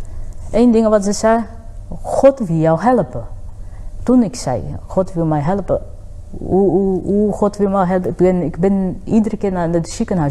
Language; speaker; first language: Dutch; non-native, fluent; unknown